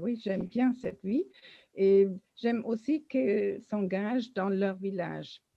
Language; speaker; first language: French; non-native, learner; German